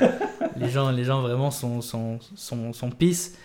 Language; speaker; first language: French; native; French